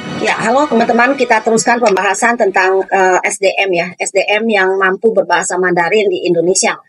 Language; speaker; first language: Indonesian; native; Indonesian